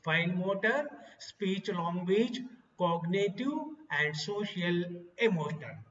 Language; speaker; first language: English; non-native, local second language; Kannada